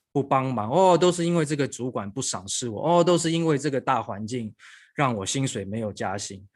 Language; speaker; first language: Chinese; non-native, local second language; Cantonese